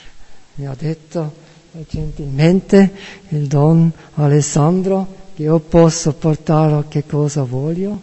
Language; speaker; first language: Italian; non-native, fluent; German